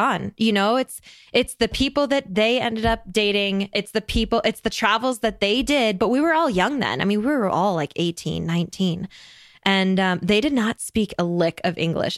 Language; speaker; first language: English; native; English